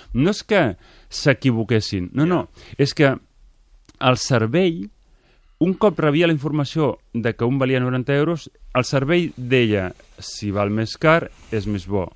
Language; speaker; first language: Catalan; native; Catalan